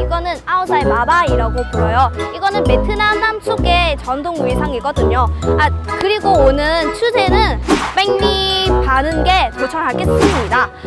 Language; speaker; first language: Korean; non-native, learner; Vietnamese